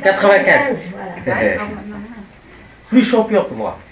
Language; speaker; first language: French; non-native, local second language; Vietnamese